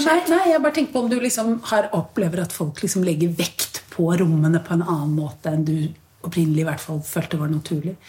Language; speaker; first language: Norwegian; native; Norwegian